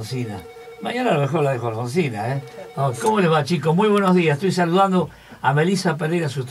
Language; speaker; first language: Spanish; native; Spanish